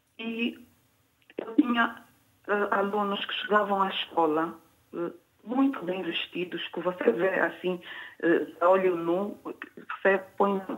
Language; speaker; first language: Portuguese; native; Portuguese